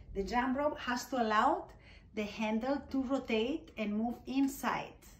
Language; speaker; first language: English; non-native, fluent; Spanish